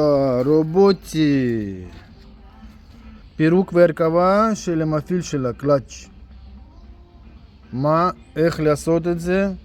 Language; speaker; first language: Hebrew; non-native, learner; Russian